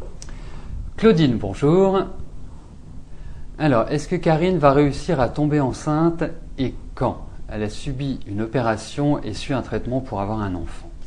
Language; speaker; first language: French; native; French